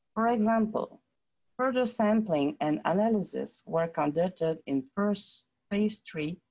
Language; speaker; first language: English; non-native, fluent; French